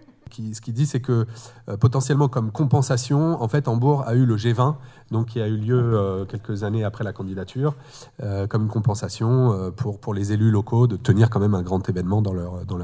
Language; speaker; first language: French; native; French